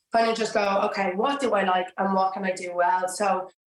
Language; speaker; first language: English; native; English